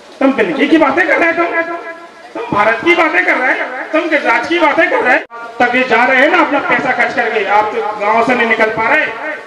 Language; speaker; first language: Hindi; native; Hindi